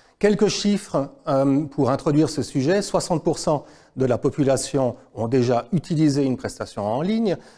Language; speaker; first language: French; native; French